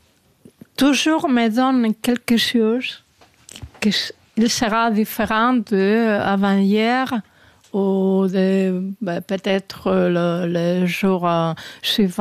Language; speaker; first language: French; non-native, learner; Spanish